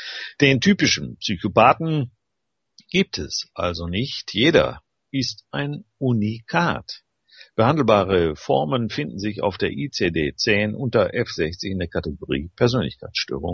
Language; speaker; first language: German; native; German